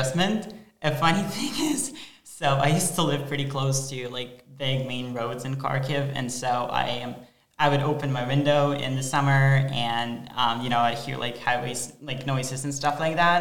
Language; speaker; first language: English; non-native, fluent; Ukrainian